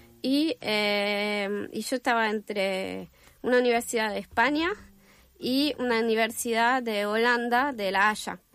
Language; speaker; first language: Spanish; non-native, fluent; French